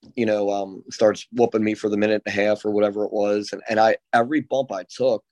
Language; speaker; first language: English; native; English